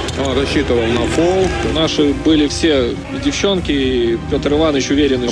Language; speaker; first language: Russian; non-native, local second language; Latvian